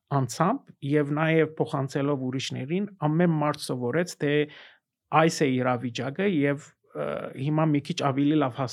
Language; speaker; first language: Armenian; early bilingual, heritage; Armenian